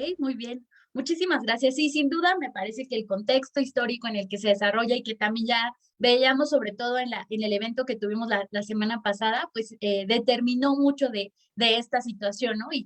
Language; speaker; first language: Spanish; native; Spanish